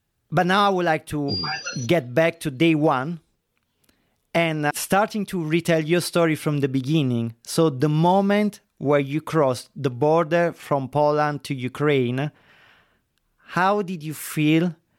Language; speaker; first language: English; non-native, fluent; Italian